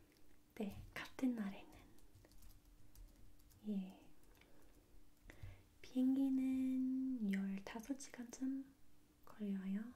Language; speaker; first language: Korean; non-native, fluent; English